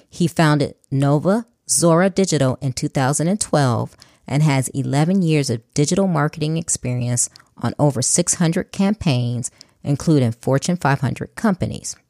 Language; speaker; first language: English; native; English